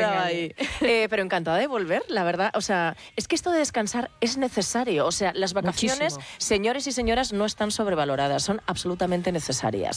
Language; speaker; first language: Spanish; native; Spanish